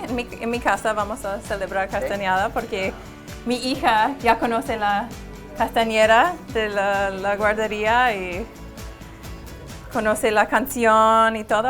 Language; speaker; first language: Spanish; non-native, fluent; English